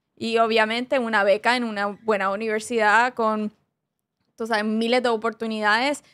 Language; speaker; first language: Spanish; early bilingual, heritage; Spanish